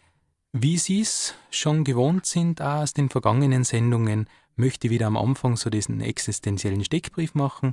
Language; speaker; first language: German; native; German